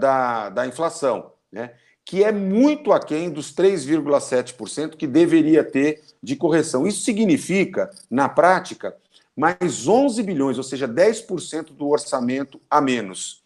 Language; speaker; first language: Portuguese; native; Portuguese